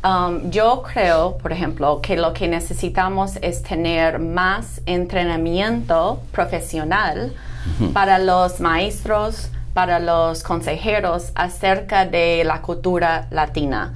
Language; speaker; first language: Spanish; non-native, fluent; English